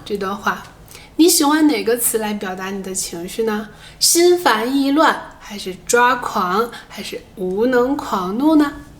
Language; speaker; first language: Chinese; native; Chinese